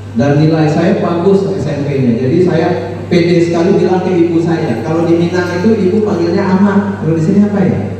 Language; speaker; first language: Indonesian; non-native, local second language; Minangkabau